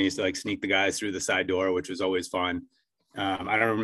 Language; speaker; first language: English; native; English